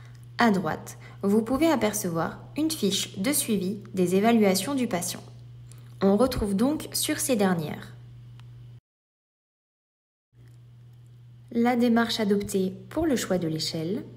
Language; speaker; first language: French; native; French